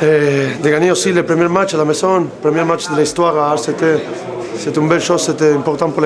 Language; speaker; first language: French; non-native, fluent; Spanish